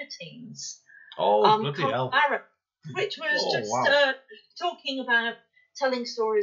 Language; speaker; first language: English; native; English